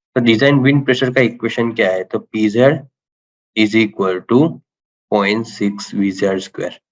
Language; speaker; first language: Hindi; non-native, local second language; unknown